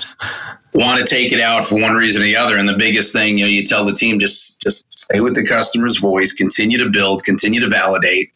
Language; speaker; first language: English; native; English